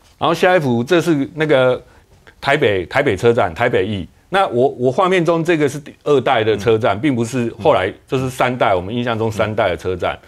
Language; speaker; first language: Chinese; native; Chinese